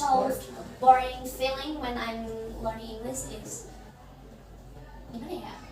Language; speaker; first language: English; non-native, learner; Indonesian